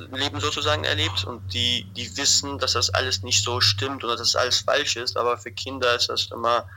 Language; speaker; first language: German; non-native, fluent; Arabic